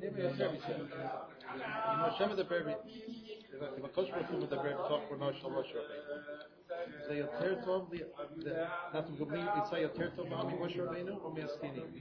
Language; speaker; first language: Hebrew; non-native, fluent; English